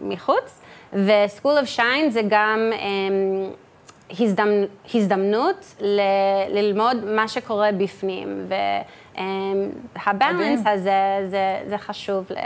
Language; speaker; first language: Hebrew; early bilingual, heritage; English